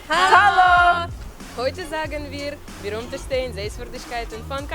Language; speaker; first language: German; non-native, learner; Russian